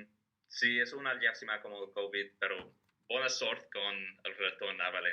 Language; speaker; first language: Catalan; non-native, fluent; English